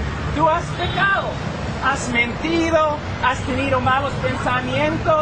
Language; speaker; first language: Spanish; non-native, fluent; English